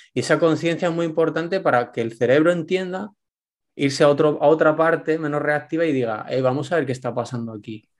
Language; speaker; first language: Spanish; native; Spanish